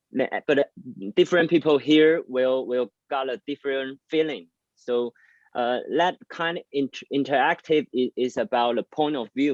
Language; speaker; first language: English; non-native, learner; Chinese